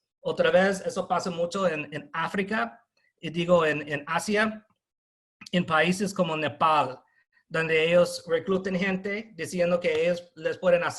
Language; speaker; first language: Spanish; non-native, fluent; English